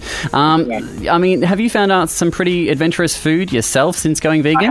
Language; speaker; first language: English; native; English